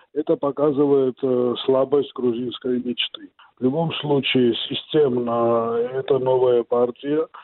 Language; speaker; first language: Russian; non-native, local second language; Georgian